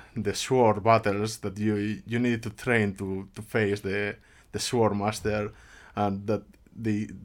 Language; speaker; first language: English; non-native, fluent; Spanish